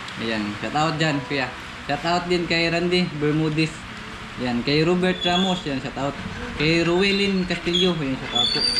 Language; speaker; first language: Filipino; non-native, local second language; Cebuano